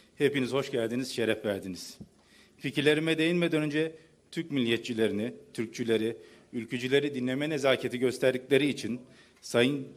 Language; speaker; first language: Turkish; native; Turkish